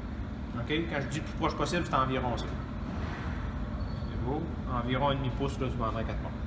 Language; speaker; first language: French; native; French